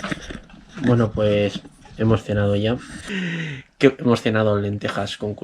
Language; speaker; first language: Spanish; native; Spanish